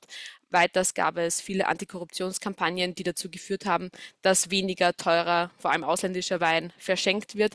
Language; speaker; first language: German; native; German